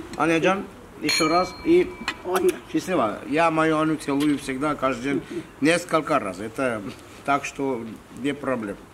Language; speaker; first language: Russian; non-native, fluent; Armenian